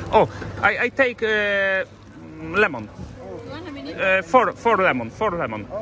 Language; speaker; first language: English; non-native, learner; Polish